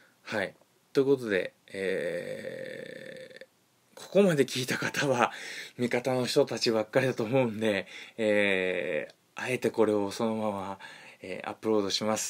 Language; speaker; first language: Japanese; native; Japanese